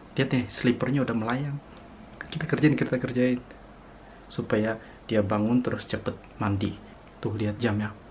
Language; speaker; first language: Indonesian; native; Indonesian